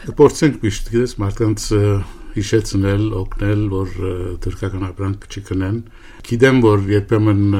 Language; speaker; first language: Armenian; early bilingual, heritage; Armenian